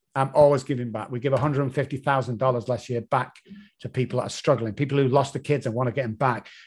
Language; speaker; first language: English; native; English